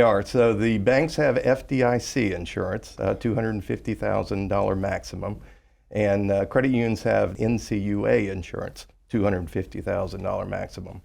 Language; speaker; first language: English; native; English